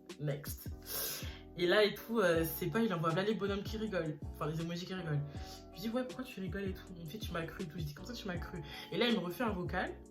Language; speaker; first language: French; early bilingual, other home language; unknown